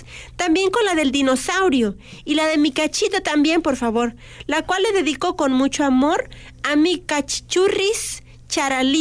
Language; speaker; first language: Spanish; native; Spanish